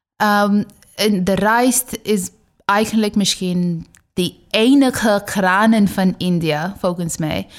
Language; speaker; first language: Dutch; non-native, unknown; Bangla